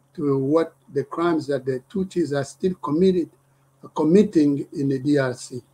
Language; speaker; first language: English; non-native, fluent; Lingala